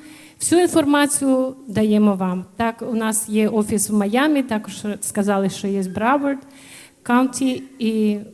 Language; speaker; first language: Ukrainian; native; Ukrainian